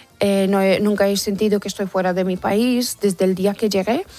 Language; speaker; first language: Spanish; non-native, learner; Persian